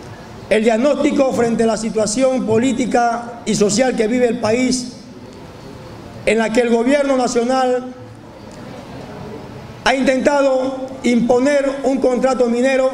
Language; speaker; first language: Spanish; native; Spanish